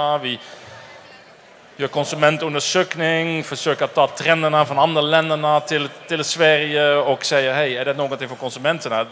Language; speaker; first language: Swedish; non-native, fluent; Dutch